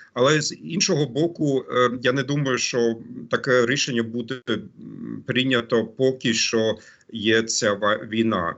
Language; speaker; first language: Ukrainian; non-native, fluent; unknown